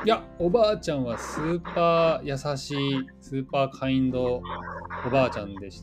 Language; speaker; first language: Japanese; native; Japanese